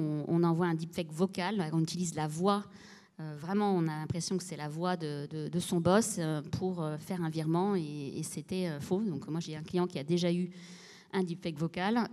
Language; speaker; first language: French; native; French